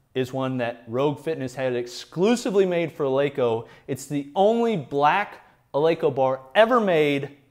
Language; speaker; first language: English; native; English